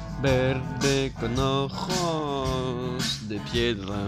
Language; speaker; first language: Spanish; non-native, learner; French